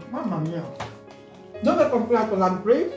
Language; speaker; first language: Italian; non-native, learner; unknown